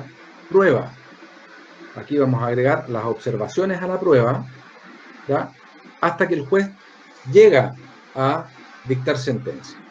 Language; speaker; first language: Spanish; native; Spanish